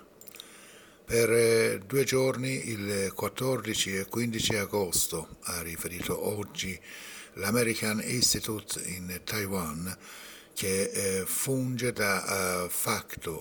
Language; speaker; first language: Italian; non-native, fluent; Persian